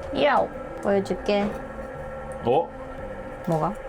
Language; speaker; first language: Korean; non-native, learner; Japanese